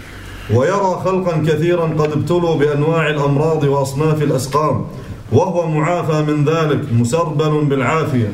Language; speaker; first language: Arabic; native; Arabic